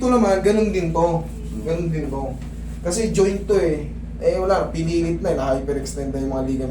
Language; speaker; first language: Filipino; native; Filipino